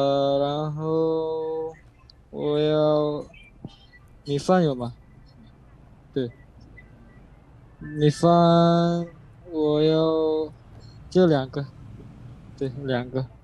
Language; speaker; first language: Chinese; non-native, learner; Indonesian